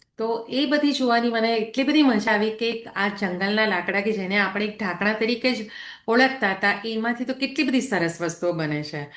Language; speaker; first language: Gujarati; native; Gujarati